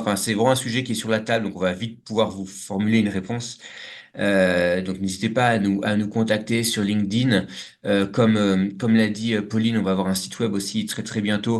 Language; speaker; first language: French; native; French